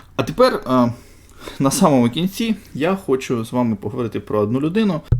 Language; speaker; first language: Ukrainian; non-native, local second language; Russian